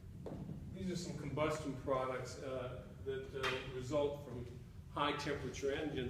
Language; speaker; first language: English; native; English